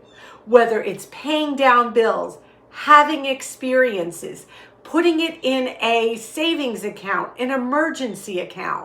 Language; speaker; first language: English; native; English